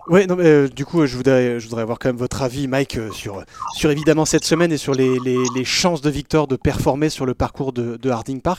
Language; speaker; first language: French; native; French